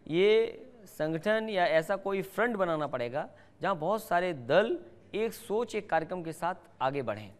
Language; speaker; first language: Hindi; native; Hindi